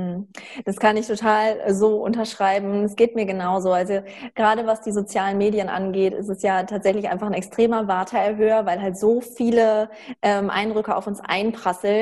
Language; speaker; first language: German; native; German